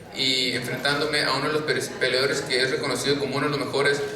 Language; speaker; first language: Spanish; early bilingual, heritage; Spanish